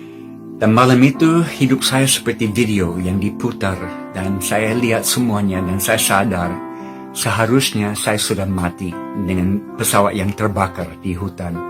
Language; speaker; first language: Indonesian; non-native, fluent; English